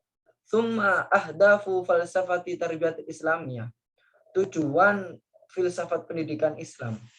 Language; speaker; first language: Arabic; non-native, learner; Indonesian